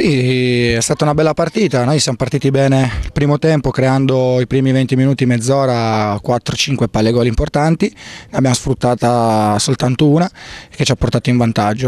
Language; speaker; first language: Italian; native; Italian